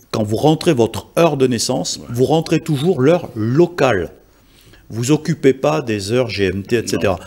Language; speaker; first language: French; native; French